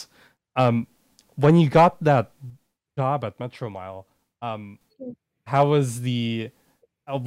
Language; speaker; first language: English; non-native, local second language; Filipino